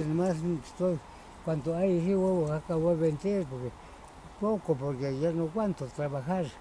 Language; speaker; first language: Spanish; non-native, local second language; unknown